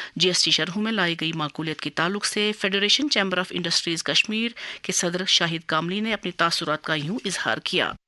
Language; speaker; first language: Urdu; non-native, local second language; Kashmiri